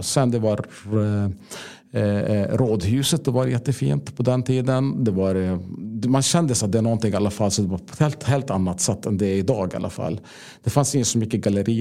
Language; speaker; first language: Swedish; non-native, fluent; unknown